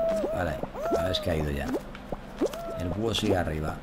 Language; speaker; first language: Spanish; native; Spanish